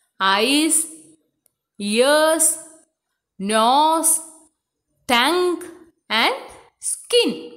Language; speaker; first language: English; non-native, local second language; Malayalam